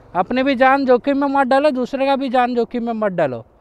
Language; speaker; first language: Hindi; non-native, local second language; Marathi